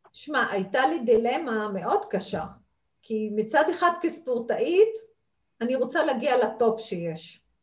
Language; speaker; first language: Hebrew; non-native, local second language; Arabic